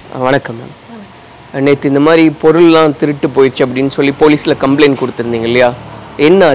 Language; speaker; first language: Tamil; native; Tamil